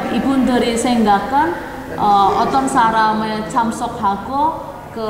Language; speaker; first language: Korean; non-native, learner; Indonesian